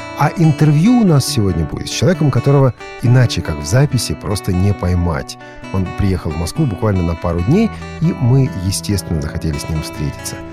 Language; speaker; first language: Russian; native; Russian